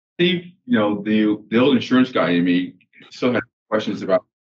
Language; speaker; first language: English; native; English